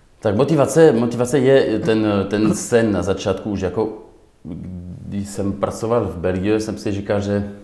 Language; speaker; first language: Czech; non-native, learner; French